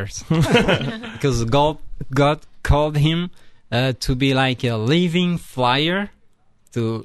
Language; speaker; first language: English; non-native, fluent; French